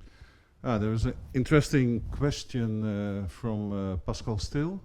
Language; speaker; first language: English; non-native, fluent; Dutch